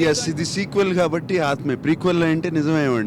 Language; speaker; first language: Telugu; native; Telugu